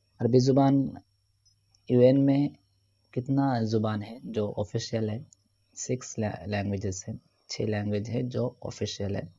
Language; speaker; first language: Urdu; non-native, local second language; Malayalam